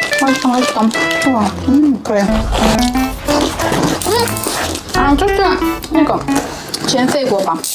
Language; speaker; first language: Chinese; non-native, learner; Korean